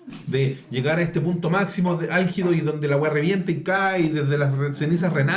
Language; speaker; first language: Spanish; native; Spanish